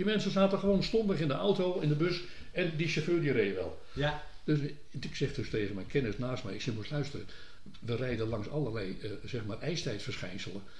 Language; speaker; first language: Dutch; native; Dutch